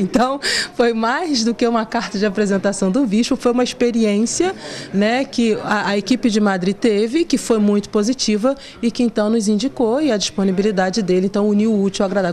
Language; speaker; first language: Portuguese; native; Portuguese